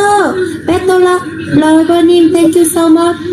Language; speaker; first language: English; non-native, learner; Vietnamese